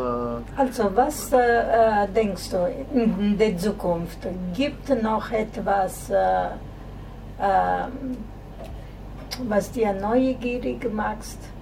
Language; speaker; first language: German; non-native, learner; Italian